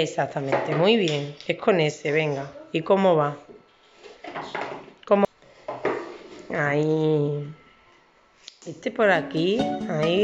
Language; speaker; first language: Spanish; native; Spanish